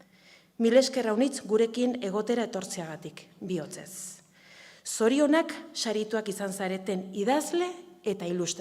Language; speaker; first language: Basque; native; Basque